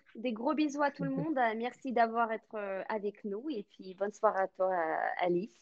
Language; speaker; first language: French; non-native, fluent; Russian